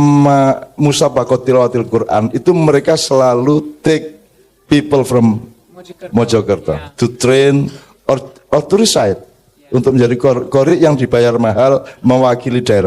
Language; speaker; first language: Indonesian; native; Indonesian